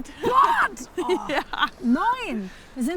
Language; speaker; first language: German; native; German